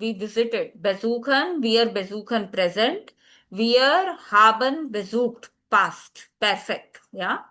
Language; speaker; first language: German; non-native, learner; Hindi